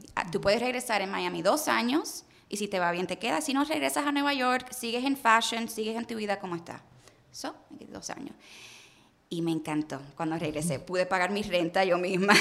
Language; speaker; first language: Spanish; early bilingual, heritage; Spanish